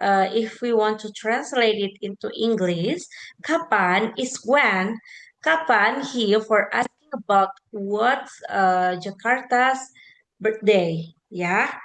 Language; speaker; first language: English; non-native, fluent; Indonesian